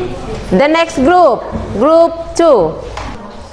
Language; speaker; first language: English; non-native, learner; Indonesian